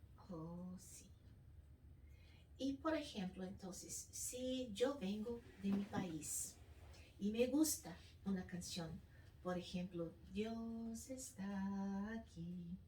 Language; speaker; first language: Spanish; non-native, learner; Portuguese